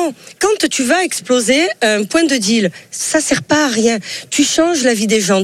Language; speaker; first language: French; native; French